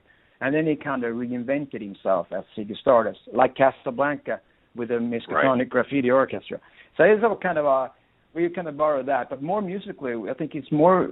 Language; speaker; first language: English; non-native, fluent; Swedish